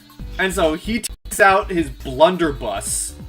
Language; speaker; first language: English; native; English